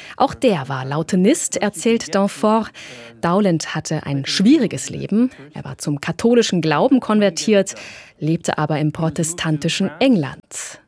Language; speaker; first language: German; native; German